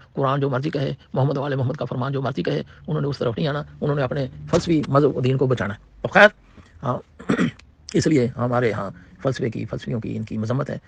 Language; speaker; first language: Urdu; non-native, local second language; Punjabi